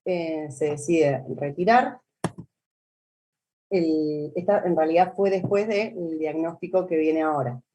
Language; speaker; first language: Spanish; native; Spanish